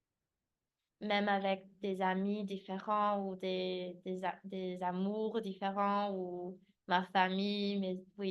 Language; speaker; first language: French; early bilingual, heritage; English